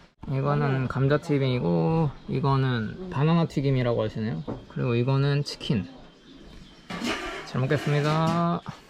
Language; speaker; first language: Korean; native; Korean